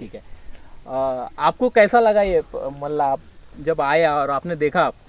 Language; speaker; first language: Hindi; non-native, local second language; Marathi